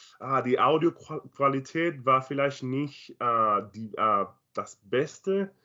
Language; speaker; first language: German; non-native, learner; Spanish